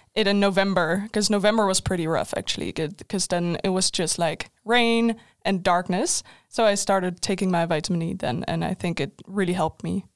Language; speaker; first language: English; non-native, fluent; Dutch